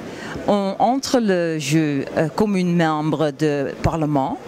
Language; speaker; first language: French; non-native, learner; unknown